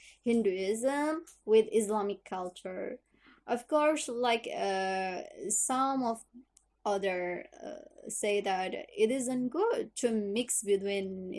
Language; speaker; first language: English; non-native, learner; Indonesian